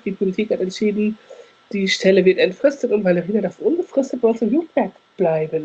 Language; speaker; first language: German; native; German